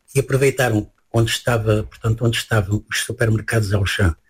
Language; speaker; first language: Portuguese; native; Portuguese